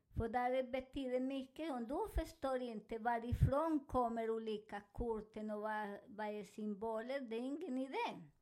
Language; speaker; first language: Swedish; non-native, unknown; Spanish